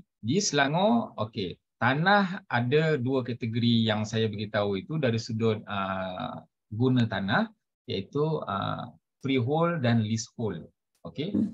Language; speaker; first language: Malay; native; Malay